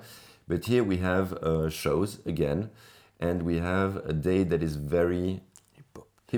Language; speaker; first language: English; non-native, fluent; French